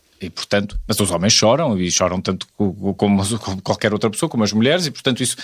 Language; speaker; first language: Portuguese; native; Portuguese